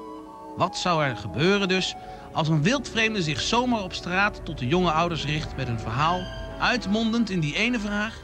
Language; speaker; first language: Dutch; native; Dutch